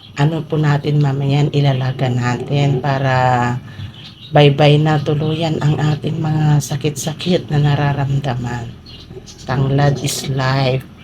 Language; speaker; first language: Filipino; non-native, local second language; Iloko